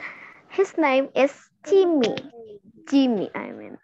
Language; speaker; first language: English; non-native, learner; Indonesian